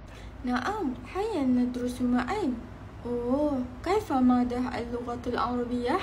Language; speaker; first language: Arabic; non-native, learner; Malay